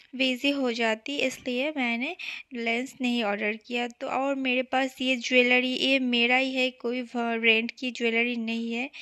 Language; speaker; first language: Hindi; non-native, local second language; Bangla